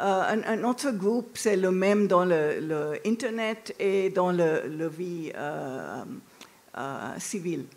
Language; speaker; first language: French; non-native, fluent; English